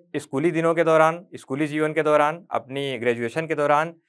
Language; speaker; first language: Hindi; native; Hindi